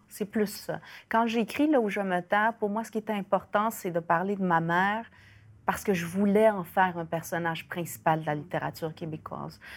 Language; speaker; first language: French; early bilingual, other home language; Spanish